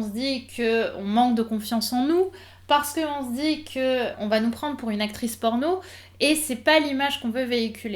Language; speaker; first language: French; native; French